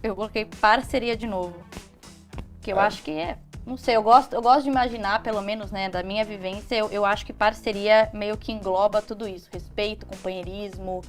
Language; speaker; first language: Portuguese; native; Portuguese